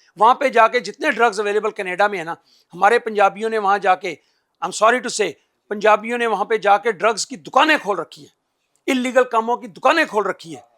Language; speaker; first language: Hindi; non-native, local second language; Punjabi